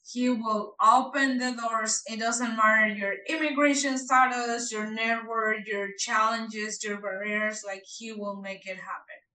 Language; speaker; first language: English; non-native, fluent; Spanish